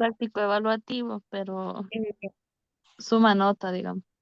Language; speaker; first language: Spanish; native; Spanish